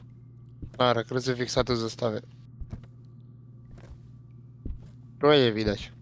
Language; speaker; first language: Polish; native; Polish